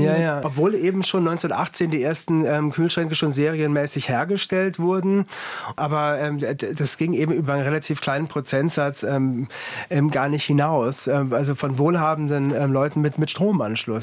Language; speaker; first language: German; native; German